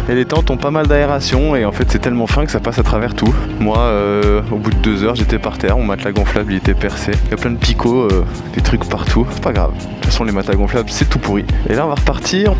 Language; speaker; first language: French; native; French